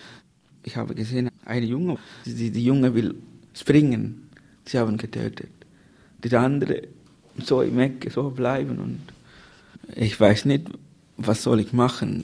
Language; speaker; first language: German; non-native, learner; Tamil